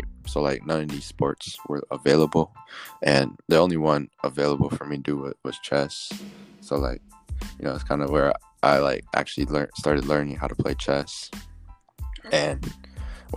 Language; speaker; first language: English; native; English